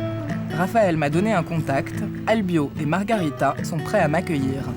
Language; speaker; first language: French; native; French